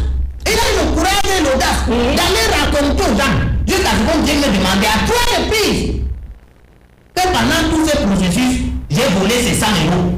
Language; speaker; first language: French; native; French